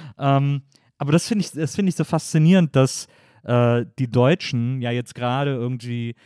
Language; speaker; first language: German; native; German